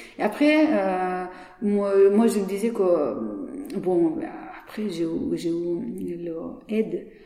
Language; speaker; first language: French; non-native, learner; Persian